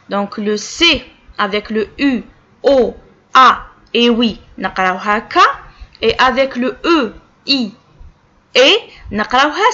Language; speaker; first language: French; non-native, local second language; Arabic